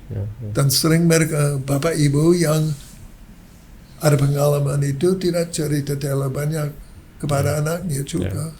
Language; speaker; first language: Indonesian; non-native, learner; English